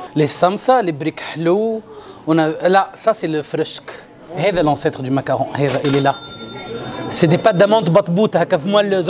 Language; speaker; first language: French; non-native, local second language; Arabic